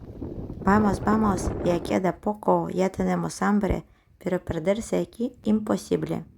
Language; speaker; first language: Spanish; non-native, fluent; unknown